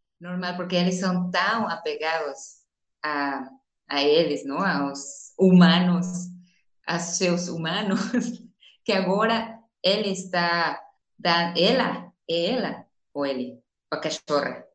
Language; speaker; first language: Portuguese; non-native, fluent; Spanish